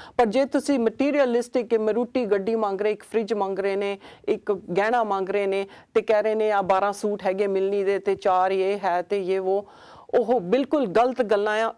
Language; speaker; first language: Punjabi; early bilingual, heritage; Punjabi